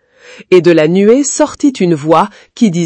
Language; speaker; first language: French; native; French